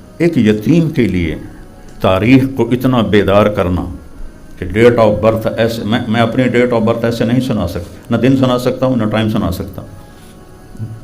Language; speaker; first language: Urdu; non-native, local second language; Punjabi